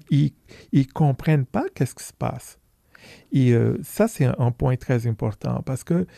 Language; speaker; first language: French; non-native, fluent; Portuguese